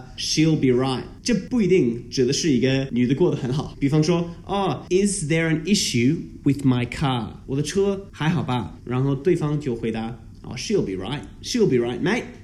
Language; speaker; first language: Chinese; non-native, fluent; English